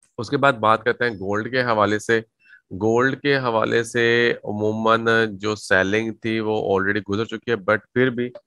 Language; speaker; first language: Urdu; native; Urdu